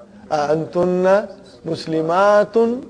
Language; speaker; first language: Arabic; non-native, fluent; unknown